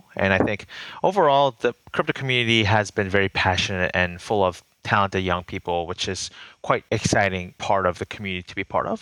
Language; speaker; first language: English; native; English